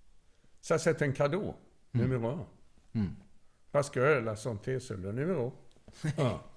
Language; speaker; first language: French; non-native, learner; Swedish